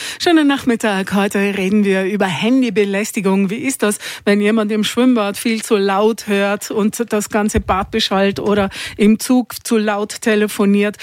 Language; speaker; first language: German; native; German